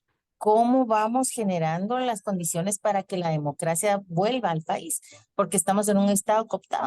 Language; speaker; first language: Spanish; native; Spanish